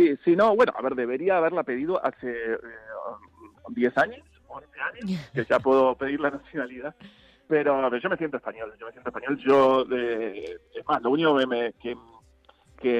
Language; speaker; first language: Spanish; native; Spanish